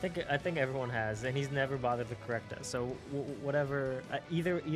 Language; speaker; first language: English; native; English